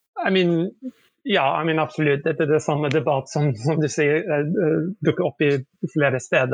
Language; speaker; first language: Norwegian; non-native, fluent; English